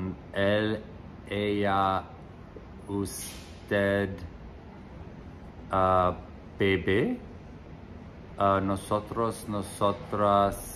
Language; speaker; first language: Spanish; non-native, learner; English